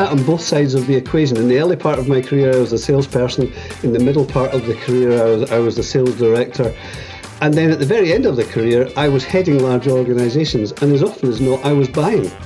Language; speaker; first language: English; native; English